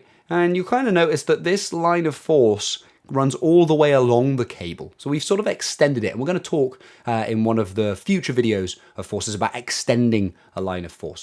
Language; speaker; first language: English; native; English